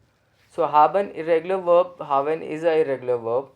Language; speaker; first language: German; non-native, learner; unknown